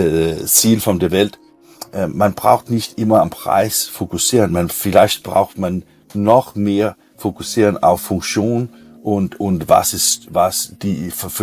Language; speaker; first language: German; non-native, learner; Danish